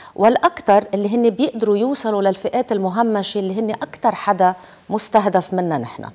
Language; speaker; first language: Arabic; native; Arabic